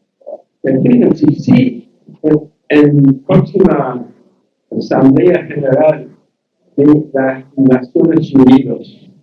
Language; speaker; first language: Spanish; non-native, learner; English